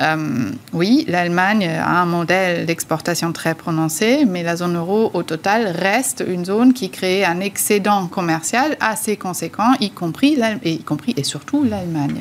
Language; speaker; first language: French; native; French